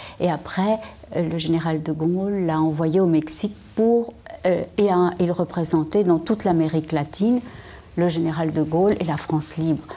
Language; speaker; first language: French; non-native, fluent; Spanish